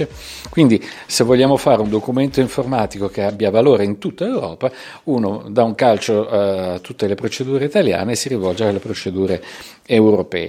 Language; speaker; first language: Italian; native; Italian